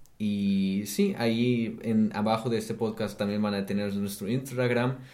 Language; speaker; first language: Spanish; non-native, fluent; German